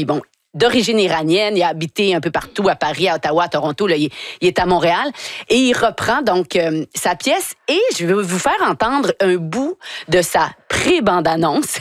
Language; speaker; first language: French; native; French